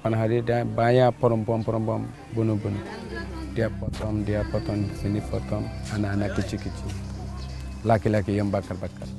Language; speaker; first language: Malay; non-native, learner; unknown